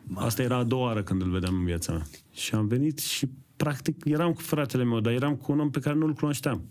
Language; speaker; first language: Romanian; early bilingual, other home language; Persian